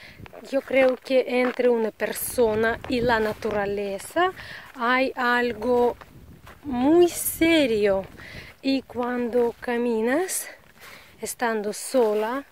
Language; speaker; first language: Spanish; non-native, learner; Russian